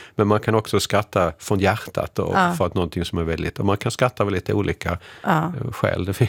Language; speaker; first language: Swedish; native; Swedish